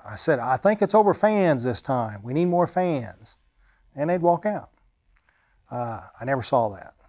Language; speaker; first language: English; native; English